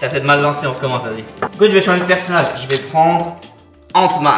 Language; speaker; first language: French; native; French